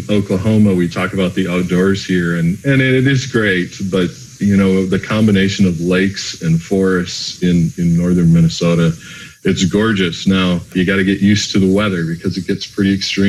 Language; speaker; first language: English; native; English